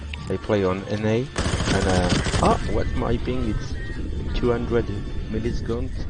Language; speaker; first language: English; non-native, learner; French